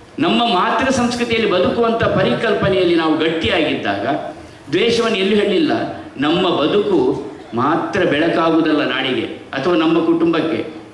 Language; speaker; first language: Kannada; non-native, local second language; Tulu